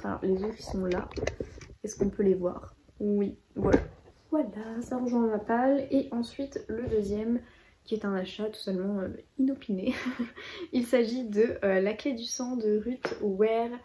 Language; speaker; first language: French; native; French